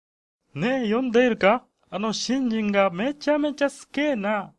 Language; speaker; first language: Japanese; non-native, learner; Chinese